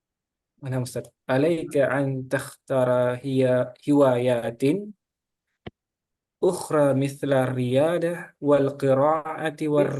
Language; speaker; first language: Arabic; non-native, learner; Indonesian